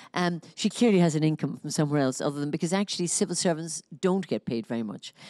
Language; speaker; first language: English; native; English